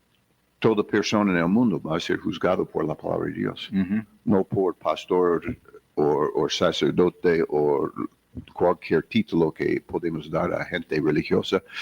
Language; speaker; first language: Spanish; non-native, fluent; English